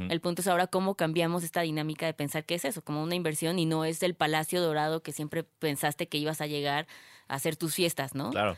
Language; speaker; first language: Spanish; native; Spanish